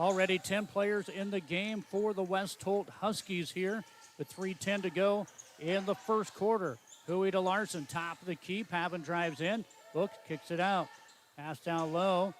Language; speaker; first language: English; native; English